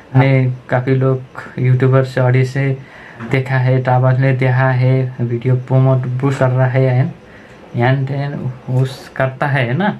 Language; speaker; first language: Hindi; non-native, local second language; Nepali